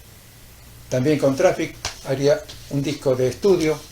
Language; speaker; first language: Spanish; native; Spanish